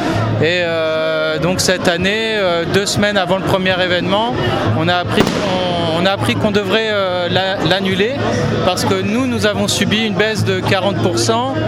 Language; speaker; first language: French; native; French